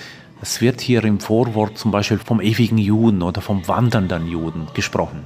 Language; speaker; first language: German; native; German